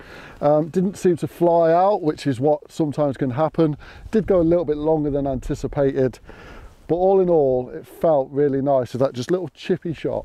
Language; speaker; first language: English; native; English